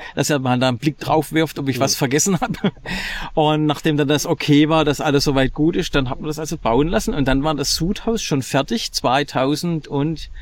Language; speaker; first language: German; native; German